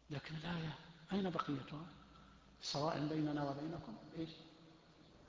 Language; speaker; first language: Arabic; native; Arabic